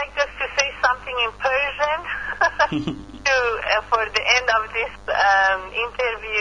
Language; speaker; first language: English; non-native, fluent; Persian